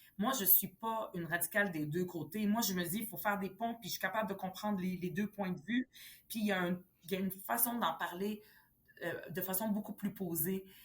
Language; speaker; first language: French; early bilingual, other home language; Arabic